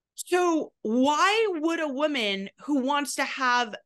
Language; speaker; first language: English; native; English